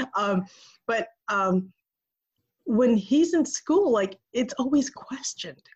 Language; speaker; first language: English; early bilingual, other home language; Spanish